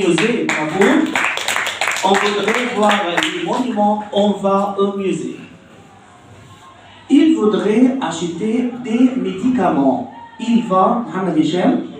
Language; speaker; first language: French; non-native, fluent; Arabic